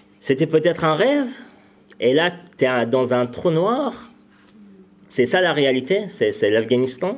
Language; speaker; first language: French; non-native, fluent; Persian